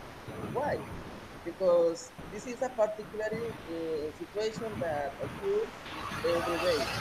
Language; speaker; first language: English; non-native, fluent; Spanish